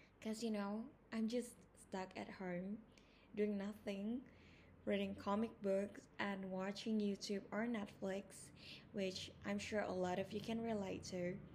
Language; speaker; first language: English; non-native, fluent; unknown